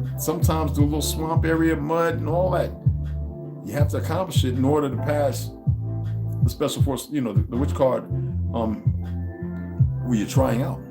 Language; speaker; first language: English; native; English